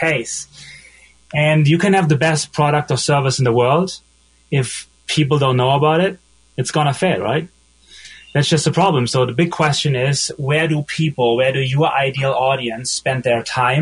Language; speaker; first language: English; non-native, fluent; German